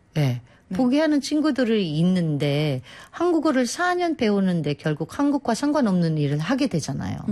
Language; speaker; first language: Korean; non-native, fluent; Turkish